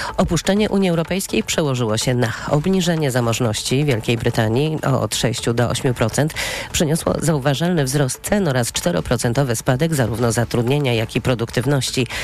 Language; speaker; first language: Polish; native; Polish